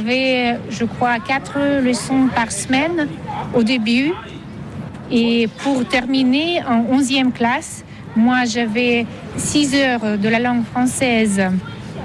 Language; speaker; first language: French; non-native, fluent; Russian